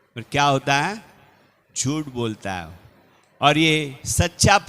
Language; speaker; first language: Hindi; non-native, local second language; Telugu